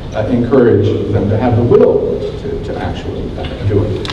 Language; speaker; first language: English; native; English